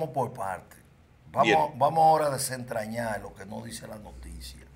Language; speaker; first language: Spanish; native; Spanish